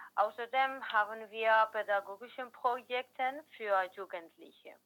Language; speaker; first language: German; non-native, learner; Spanish